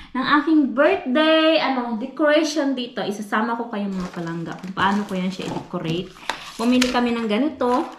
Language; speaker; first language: Filipino; non-native, local second language; Hiligaynon